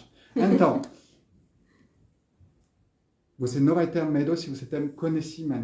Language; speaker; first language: Portuguese; non-native, fluent; French